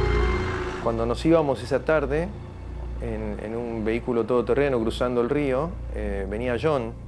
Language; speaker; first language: Spanish; native; Spanish